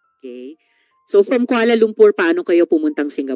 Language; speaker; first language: Filipino; native; Filipino